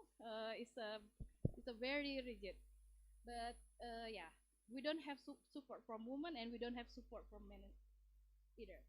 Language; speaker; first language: English; non-native, learner; Indonesian